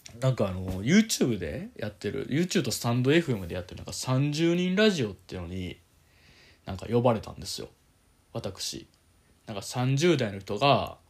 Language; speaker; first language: Japanese; native; Japanese